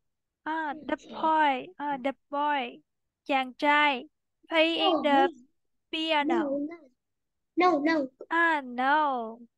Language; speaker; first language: English; non-native, fluent; Vietnamese